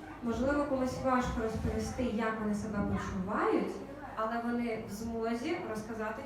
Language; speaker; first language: Ukrainian; native; Ukrainian